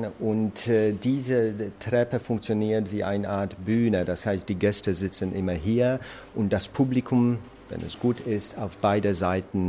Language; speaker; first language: German; non-native, fluent; Polish